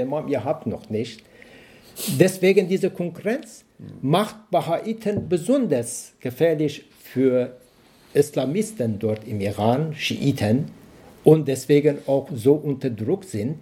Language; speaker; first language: German; non-native, learner; Persian